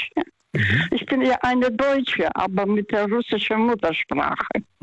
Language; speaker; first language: German; non-native, fluent; Russian